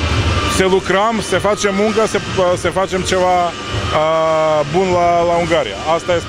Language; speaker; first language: Romanian; non-native, learner; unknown